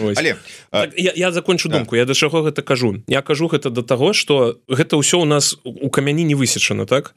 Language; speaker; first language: Belarusian; non-native, local second language; Russian